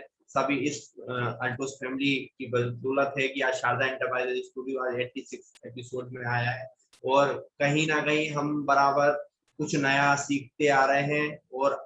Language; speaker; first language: Hindi; native; Hindi